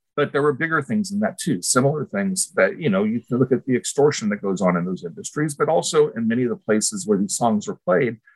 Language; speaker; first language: English; early bilingual, other home language; Spanish